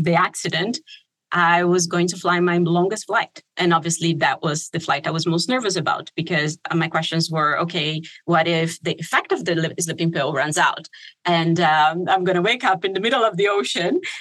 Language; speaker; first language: English; non-native, fluent; Portuguese